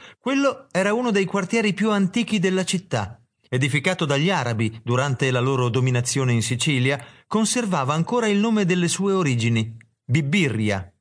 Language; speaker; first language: Italian; native; Italian